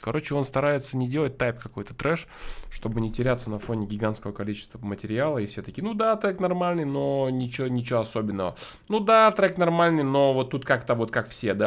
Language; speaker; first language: Russian; native; Russian